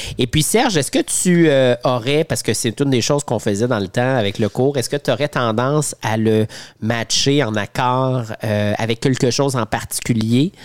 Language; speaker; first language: French; native; French